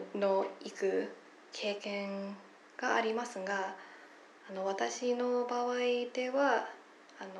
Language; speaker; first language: Japanese; non-native, fluent; English